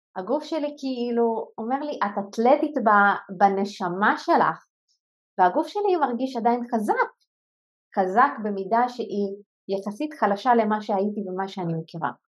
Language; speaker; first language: Hebrew; non-native, local second language; Arabic